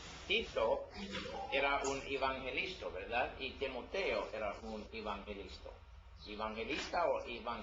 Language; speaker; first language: Spanish; non-native, learner; English